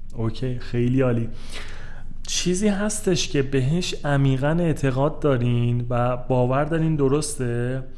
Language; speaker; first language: Persian; native; Persian